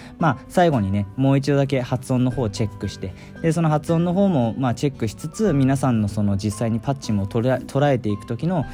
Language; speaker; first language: Japanese; native; Japanese